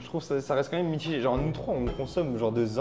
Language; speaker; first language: French; native; French